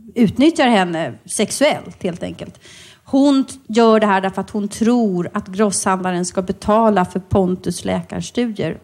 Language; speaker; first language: Swedish; native; Swedish